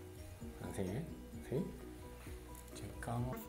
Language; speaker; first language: Spanish; non-native, learner; Japanese